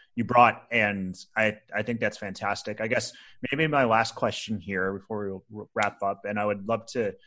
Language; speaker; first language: English; native; English